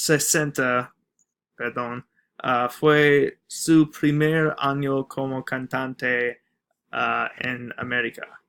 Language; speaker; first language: Spanish; non-native, learner; English